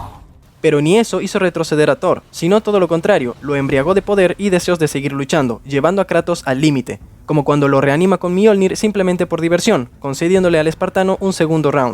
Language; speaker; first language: Spanish; native; Spanish